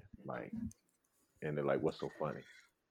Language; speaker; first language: English; native; English